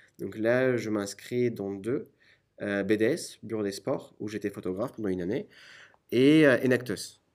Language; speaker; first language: French; non-native, fluent; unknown